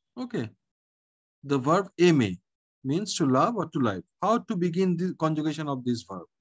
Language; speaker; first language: English; non-native, local second language; Bangla